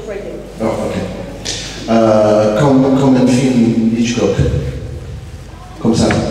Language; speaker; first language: French; non-native, learner; English